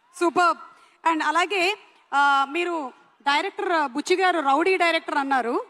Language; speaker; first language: Telugu; native; Telugu